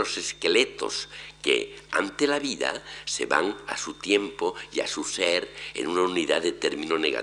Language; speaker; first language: Spanish; native; Spanish